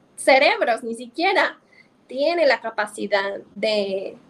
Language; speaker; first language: Spanish; non-native, fluent; English